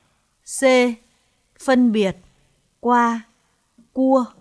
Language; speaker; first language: Vietnamese; native; Vietnamese